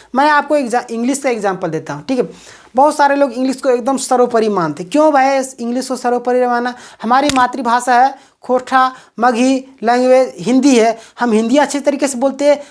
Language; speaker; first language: Hindi; native; Hindi